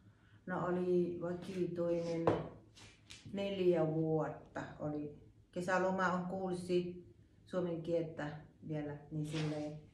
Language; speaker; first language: Finnish; non-native, learner; Thai